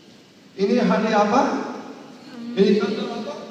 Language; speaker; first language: Indonesian; non-native, learner; English